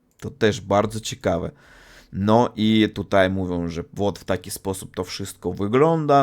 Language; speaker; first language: Polish; non-native, fluent; Russian